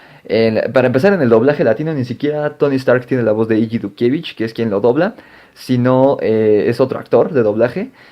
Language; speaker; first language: Spanish; native; Spanish